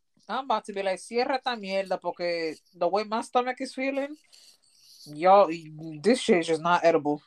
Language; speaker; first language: English; early bilingual, other home language; Spanish